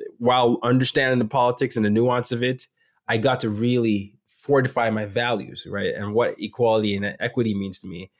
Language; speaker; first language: English; non-native, local second language; Yoruba